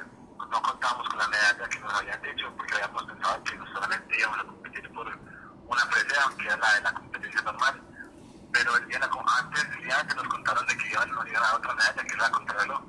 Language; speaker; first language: Spanish; native; Spanish